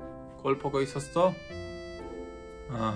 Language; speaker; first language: Korean; non-native, learner; Polish